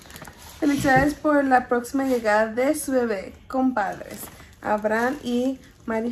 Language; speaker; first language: Spanish; early bilingual, heritage; Spanish